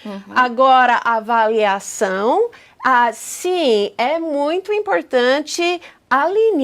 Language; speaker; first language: Portuguese; non-native, fluent; English